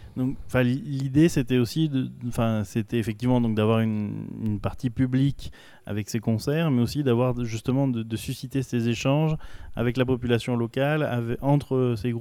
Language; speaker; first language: French; native; French